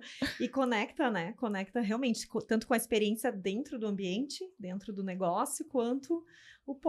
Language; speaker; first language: Portuguese; native; Portuguese